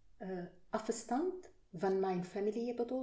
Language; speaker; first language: Dutch; non-native, learner; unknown